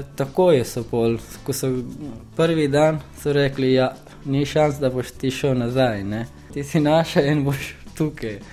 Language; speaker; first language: Slovenian; non-native, learner; Persian